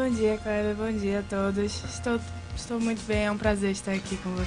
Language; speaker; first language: Portuguese; early bilingual, other home language; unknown